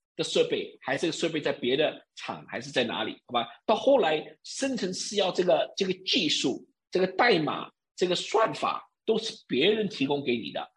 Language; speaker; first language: Chinese; early bilingual, heritage; Chinese